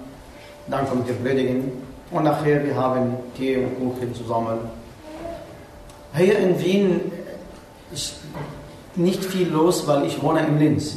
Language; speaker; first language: German; non-native, learner; Arabic